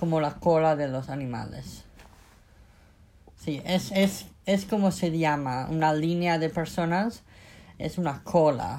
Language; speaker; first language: Spanish; non-native, fluent; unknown